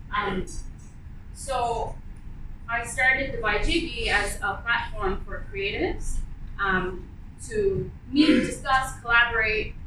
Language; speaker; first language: English; early bilingual, other home language; Arabic